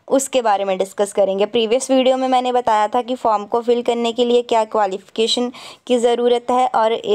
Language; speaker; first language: Hindi; non-native, local second language; Punjabi